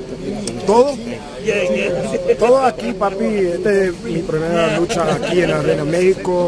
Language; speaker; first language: Spanish; early bilingual, heritage; English